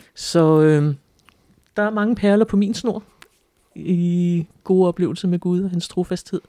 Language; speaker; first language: Danish; native; Danish